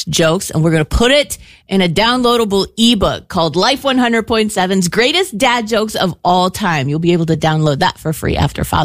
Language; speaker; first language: English; native; English